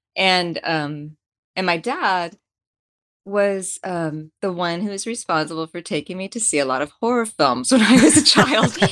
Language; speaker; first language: English; native; English